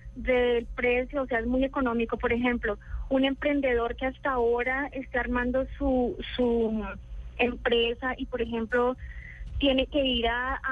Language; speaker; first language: Spanish; native; Spanish